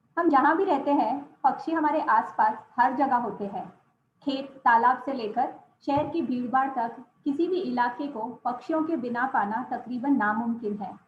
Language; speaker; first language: Hindi; non-native, local second language; Gujarati